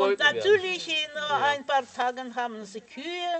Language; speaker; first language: German; non-native, fluent; Russian